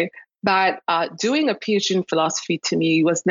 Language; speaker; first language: English; non-native, local second language; Kinyarwanda